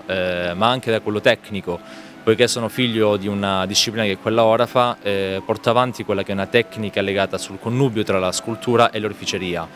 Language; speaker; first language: Italian; native; Italian